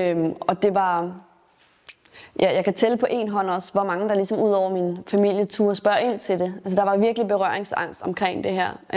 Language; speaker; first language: Danish; native; Danish